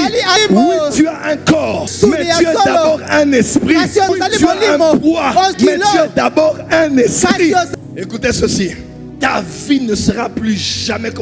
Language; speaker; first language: French; non-native, local second language; Lingala